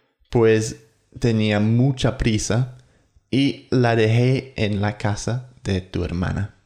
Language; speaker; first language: Spanish; non-native, fluent; English